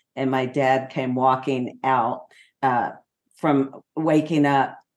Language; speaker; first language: English; native; English